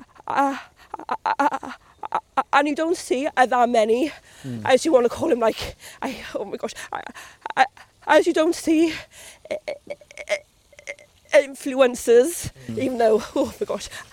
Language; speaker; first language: English; native; English